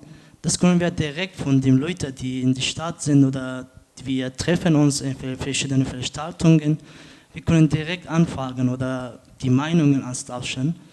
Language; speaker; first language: German; non-native, learner; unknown